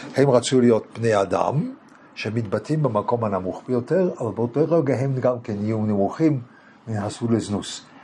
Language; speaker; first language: Hebrew; non-native, fluent; English